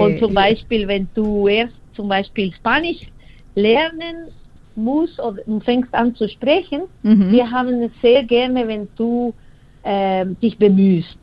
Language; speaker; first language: German; non-native, fluent; Spanish